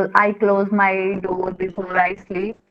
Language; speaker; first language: English; non-native, learner; Hindi